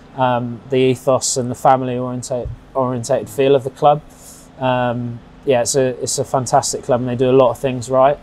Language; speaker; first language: English; native; English